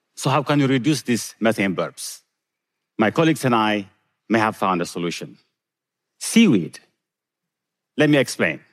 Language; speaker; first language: English; non-native, fluent; Tigrinya